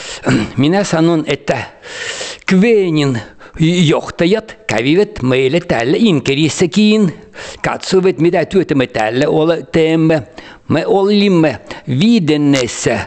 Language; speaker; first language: Finnish; early bilingual, heritage; Finnish